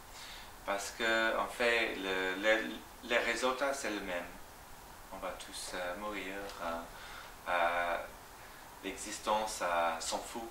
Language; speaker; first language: French; non-native, fluent; English